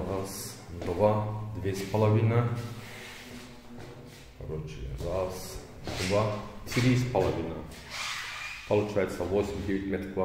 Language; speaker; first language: Russian; non-native, learner; Turkish